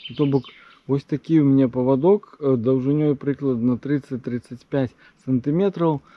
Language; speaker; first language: Belarusian; non-native, local second language; Russian